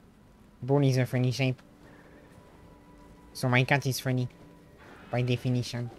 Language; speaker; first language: English; non-native, fluent; French